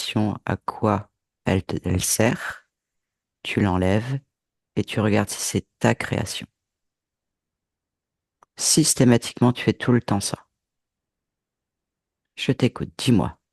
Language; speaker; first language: French; native; French